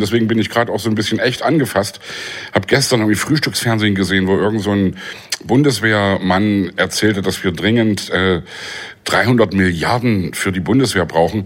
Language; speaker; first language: German; native; German